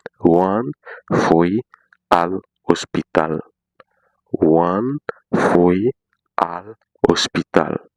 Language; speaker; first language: Spanish; non-native, fluent; Haitian Creole